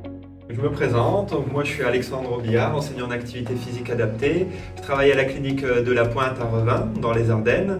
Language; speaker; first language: French; native; French